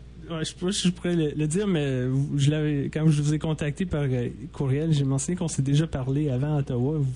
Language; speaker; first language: French; native; French